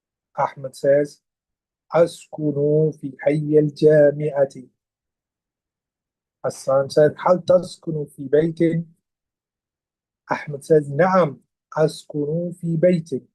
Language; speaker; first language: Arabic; non-native, fluent; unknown